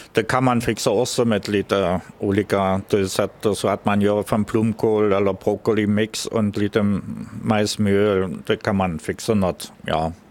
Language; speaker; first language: Swedish; non-native, fluent; German